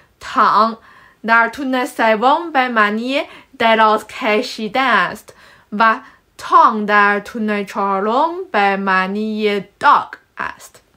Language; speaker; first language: Persian; non-native, fluent; Chinese